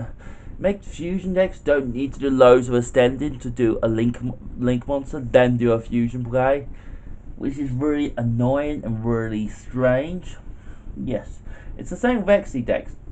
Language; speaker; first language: English; native; English